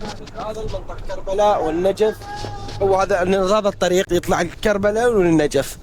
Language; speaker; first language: Arabic; native; Arabic